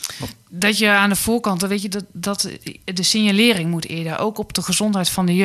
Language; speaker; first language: Dutch; native; Dutch